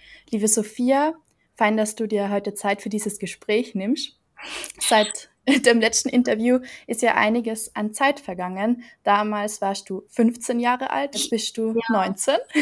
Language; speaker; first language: German; native; German